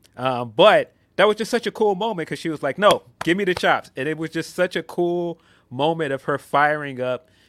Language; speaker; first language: English; native; English